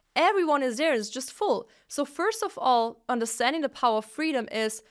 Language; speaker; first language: English; non-native, fluent; Italian